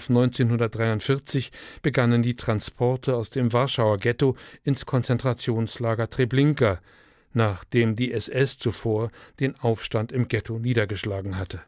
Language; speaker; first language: German; native; German